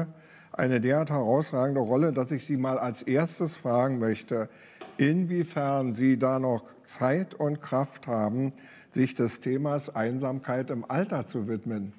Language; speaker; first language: German; native; German